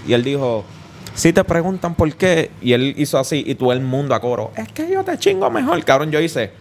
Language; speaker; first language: Spanish; early bilingual, other home language; English